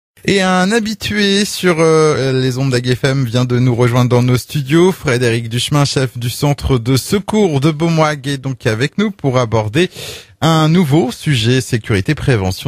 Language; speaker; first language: French; native; French